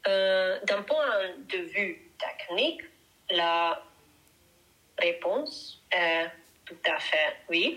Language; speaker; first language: French; non-native, learner; Hungarian